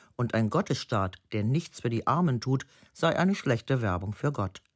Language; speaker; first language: German; native; German